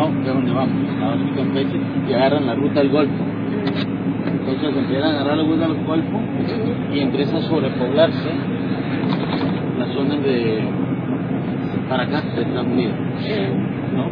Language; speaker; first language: Spanish; native; Spanish